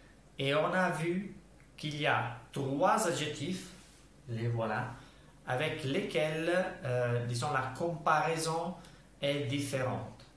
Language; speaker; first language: French; non-native, fluent; Italian